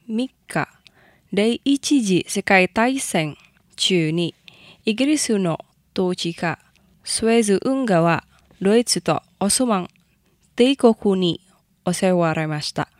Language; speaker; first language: Japanese; non-native, fluent; Indonesian